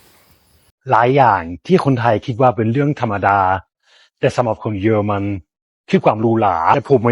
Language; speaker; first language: Thai; non-native, fluent; German